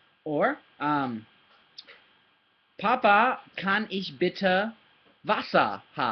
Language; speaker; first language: German; non-native, learner; English